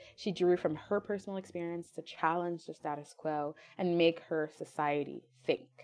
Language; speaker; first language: English; non-native, fluent; French